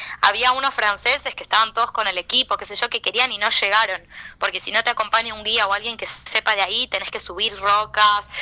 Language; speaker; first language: Spanish; native; Spanish